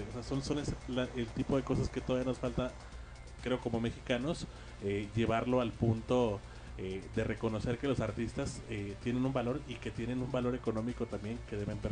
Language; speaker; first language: Spanish; native; Spanish